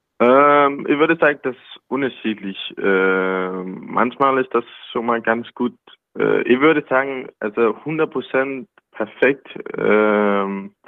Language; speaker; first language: German; non-native, learner; Danish